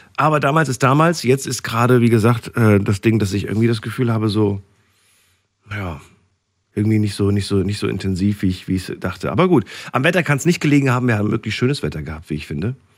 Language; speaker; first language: German; native; German